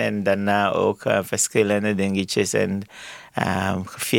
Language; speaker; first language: Dutch; non-native, learner; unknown